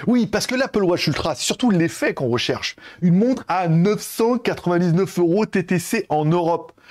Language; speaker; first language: French; native; French